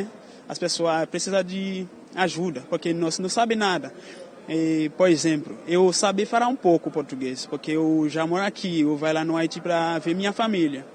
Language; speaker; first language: Portuguese; non-native, learner; Haitian Creole